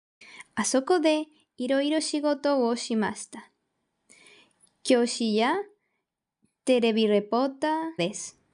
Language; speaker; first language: Japanese; non-native, learner; Galician